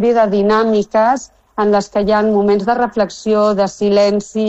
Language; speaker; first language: Catalan; non-native, local second language; Spanish